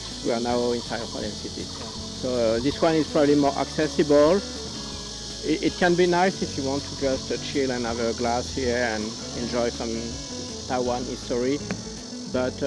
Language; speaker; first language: English; non-native, learner; French